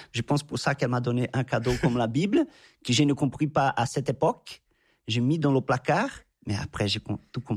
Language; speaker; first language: French; non-native, fluent; Portuguese